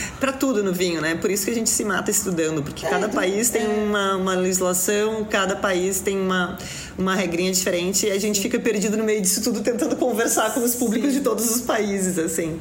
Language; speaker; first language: Portuguese; native; Portuguese